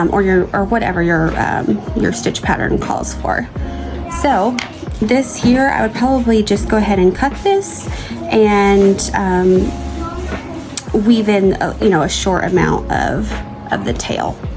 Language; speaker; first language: English; native; English